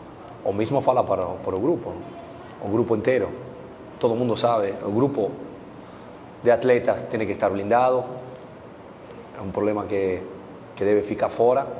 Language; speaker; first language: Portuguese; non-native, fluent; Spanish